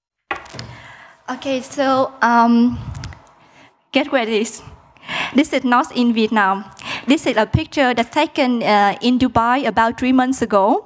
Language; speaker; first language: English; non-native, fluent; Vietnamese